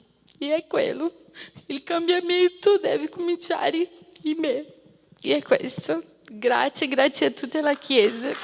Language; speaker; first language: Italian; non-native, fluent; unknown